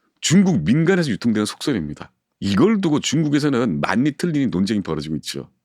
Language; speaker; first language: Korean; native; Korean